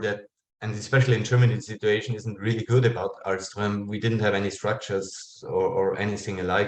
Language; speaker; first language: English; non-native, fluent; German